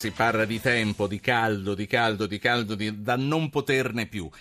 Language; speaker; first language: Italian; native; Italian